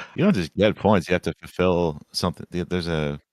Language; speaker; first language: English; native; English